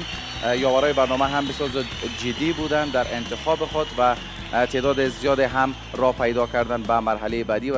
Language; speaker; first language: Persian; native; Persian